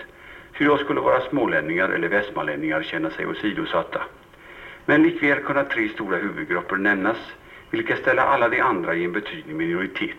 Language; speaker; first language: Swedish; native; Swedish